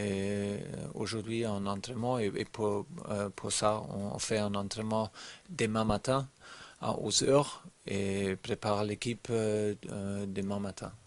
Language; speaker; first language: French; non-native, learner; German